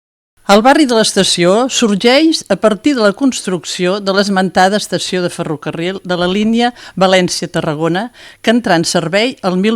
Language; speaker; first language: Catalan; native; Catalan